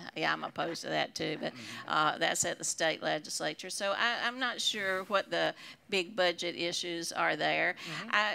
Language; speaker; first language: English; native; English